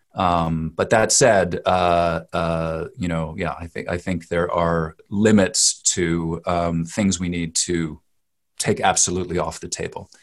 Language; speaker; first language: English; native; English